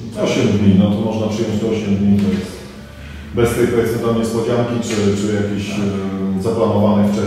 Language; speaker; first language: Polish; native; Polish